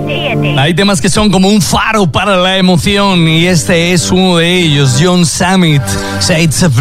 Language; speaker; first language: Spanish; native; Spanish